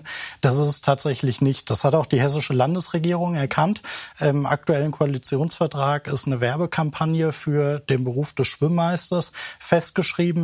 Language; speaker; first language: German; native; German